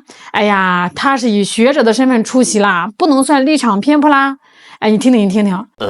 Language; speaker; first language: Chinese; native; Chinese